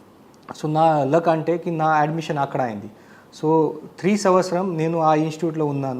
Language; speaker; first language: Telugu; non-native, fluent; Marathi